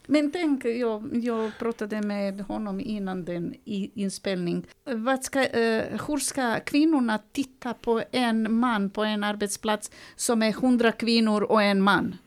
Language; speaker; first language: Swedish; non-native, learner; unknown